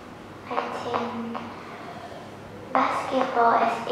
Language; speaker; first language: English; non-native, learner; Vietnamese